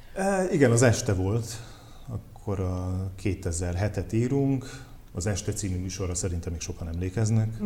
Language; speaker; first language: Hungarian; native; Hungarian